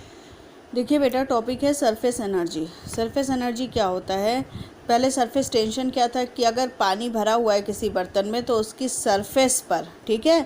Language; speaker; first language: Hindi; native; Hindi